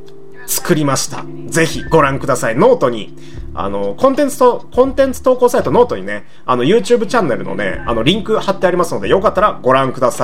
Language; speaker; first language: Japanese; native; Japanese